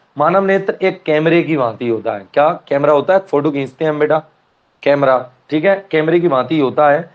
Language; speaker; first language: Hindi; non-native, local second language; Marathi